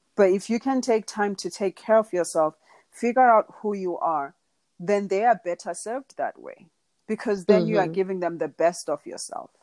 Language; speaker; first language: English; non-native, local second language; Xhosa